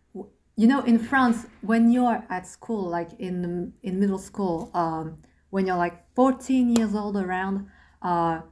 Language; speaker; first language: English; non-native, fluent; French